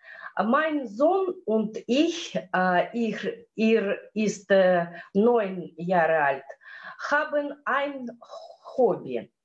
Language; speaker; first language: German; non-native, learner; Russian